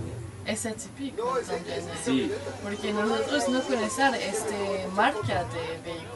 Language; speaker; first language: Spanish; non-native, learner; French